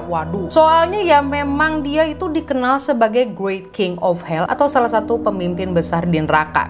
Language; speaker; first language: Indonesian; native; Indonesian